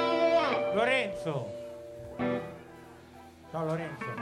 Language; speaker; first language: Italian; native; Italian